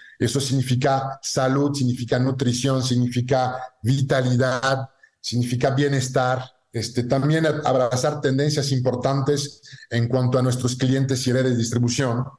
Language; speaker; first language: Spanish; non-native, fluent; French